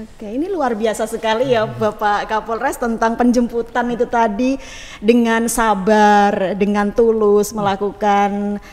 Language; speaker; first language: Indonesian; native; Indonesian